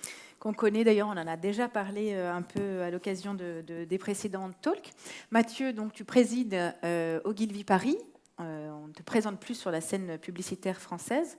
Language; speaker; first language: French; native; French